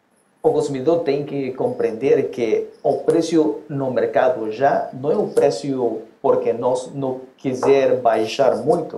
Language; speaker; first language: Portuguese; non-native, fluent; Spanish